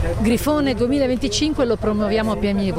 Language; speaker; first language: Italian; native; Italian